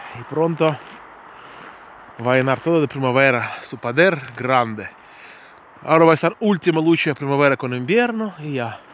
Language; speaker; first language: Spanish; non-native, learner; Ukrainian